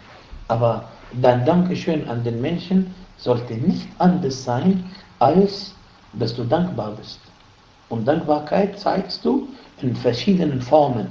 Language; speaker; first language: German; non-native, fluent; Arabic